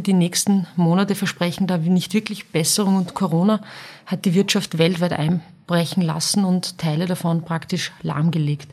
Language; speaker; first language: German; native; German